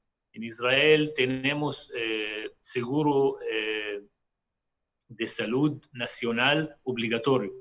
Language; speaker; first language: Spanish; non-native, fluent; Hebrew